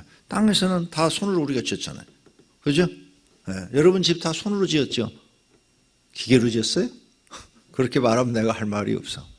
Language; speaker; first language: Korean; native; Korean